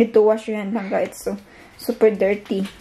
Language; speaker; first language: English; non-native, learner; Filipino